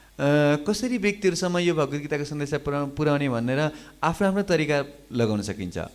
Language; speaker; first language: Nepali; native; Nepali